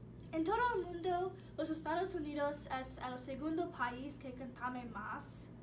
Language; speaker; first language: Spanish; non-native, learner; English